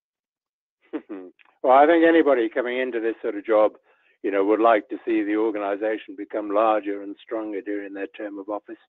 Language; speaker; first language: English; native; English